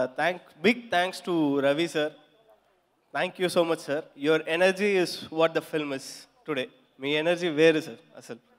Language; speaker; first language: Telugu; non-native, learner; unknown